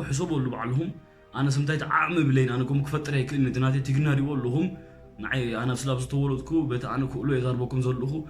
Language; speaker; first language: Tigrinya; native; Tigrinya